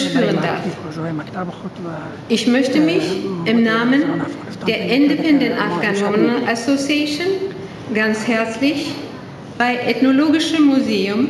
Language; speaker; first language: German; non-native, fluent; Persian